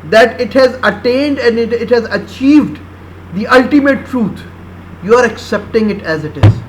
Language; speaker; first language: English; non-native, local second language; Urdu